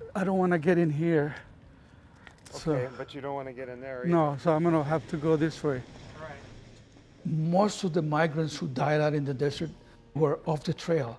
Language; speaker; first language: English; non-native, fluent; Spanish